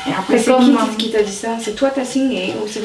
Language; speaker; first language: French; early bilingual, other home language; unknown